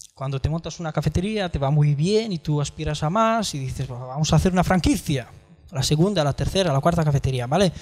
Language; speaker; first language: Spanish; non-native, fluent; Romanian